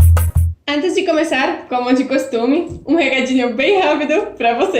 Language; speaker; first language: Portuguese; non-native, fluent; Polish